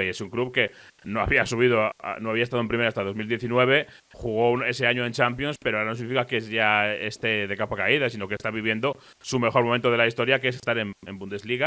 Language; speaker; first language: Spanish; native; Spanish